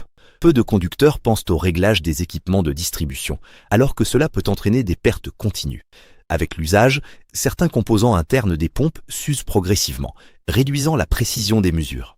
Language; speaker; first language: French; native; French